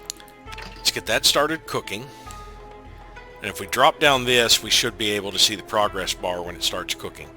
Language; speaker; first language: English; native; English